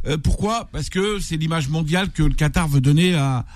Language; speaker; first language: French; native; French